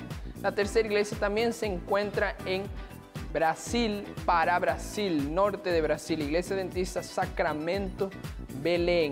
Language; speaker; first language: Spanish; native; Spanish